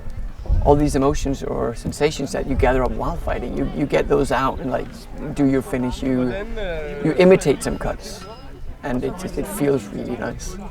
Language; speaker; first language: English; non-native, fluent; Danish